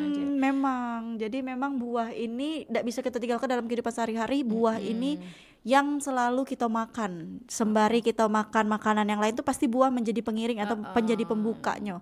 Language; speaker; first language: Indonesian; native; Indonesian